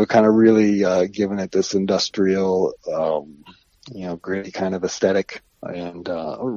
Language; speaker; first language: English; native; English